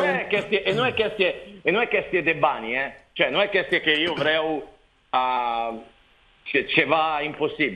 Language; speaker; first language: Romanian; non-native, learner; Italian